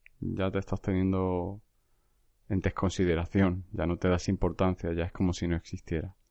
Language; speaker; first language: Spanish; native; Spanish